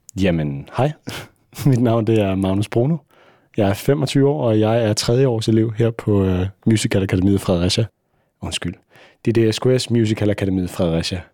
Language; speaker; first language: Danish; native; Danish